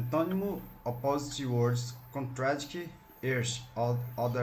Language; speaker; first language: English; non-native, learner; Portuguese